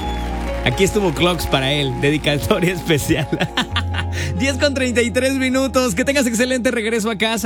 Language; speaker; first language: Spanish; native; Spanish